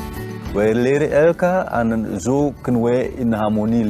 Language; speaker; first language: Dutch; non-native, learner; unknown